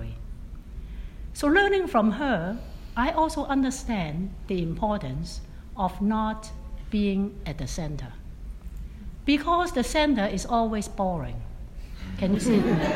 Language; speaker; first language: English; non-native, local second language; Cantonese